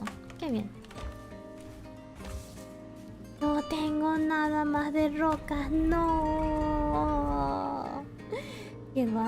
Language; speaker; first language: Spanish; early bilingual, heritage; Spanish